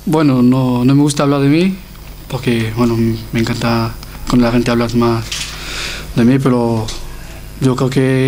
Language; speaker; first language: Spanish; non-native, fluent; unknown